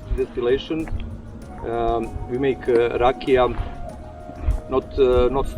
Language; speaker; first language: English; non-native, learner; Serbian